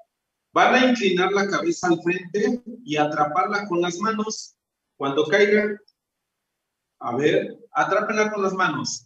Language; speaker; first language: Spanish; native; Spanish